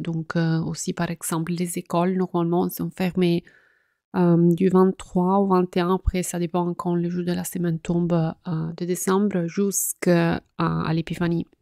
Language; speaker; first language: French; non-native, fluent; Italian